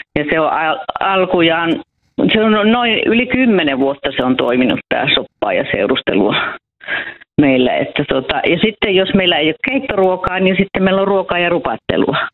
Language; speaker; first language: Finnish; native; Finnish